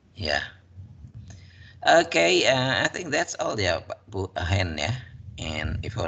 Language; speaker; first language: English; non-native, fluent; Indonesian